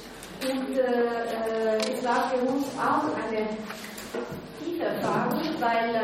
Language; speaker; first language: German; non-native, local second language; Italian